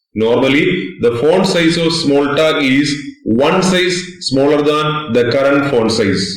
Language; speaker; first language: English; non-native, local second language; Malayalam